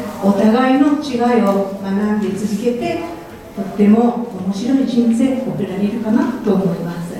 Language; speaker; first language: Japanese; non-native, fluent; French